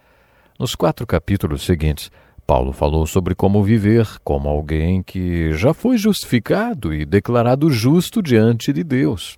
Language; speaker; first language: Portuguese; native; Portuguese